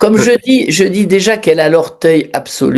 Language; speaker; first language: French; native; French